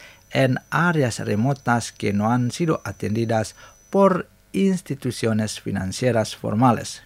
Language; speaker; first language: Spanish; non-native, fluent; Indonesian